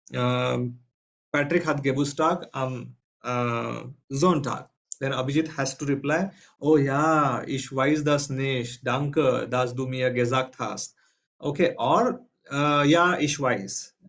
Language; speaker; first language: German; non-native, fluent; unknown